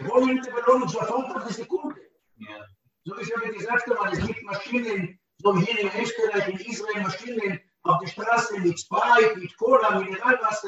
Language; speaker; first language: German; non-native, learner; Hebrew